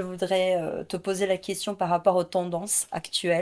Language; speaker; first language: French; non-native, fluent; Portuguese